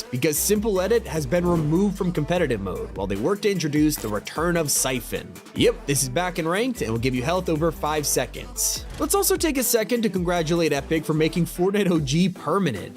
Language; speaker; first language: English; native; English